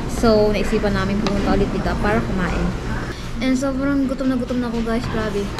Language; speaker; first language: Filipino; native; Filipino